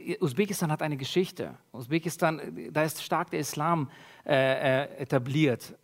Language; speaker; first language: German; early bilingual, other home language; Russian